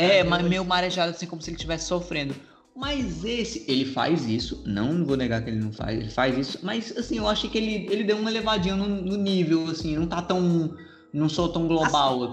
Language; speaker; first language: Portuguese; native; Portuguese